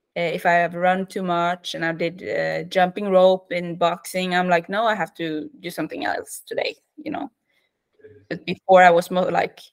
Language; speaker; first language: English; non-native, fluent; Norwegian